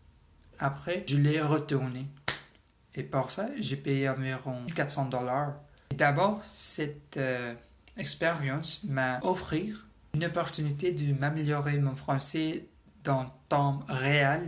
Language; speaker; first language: French; non-native, learner; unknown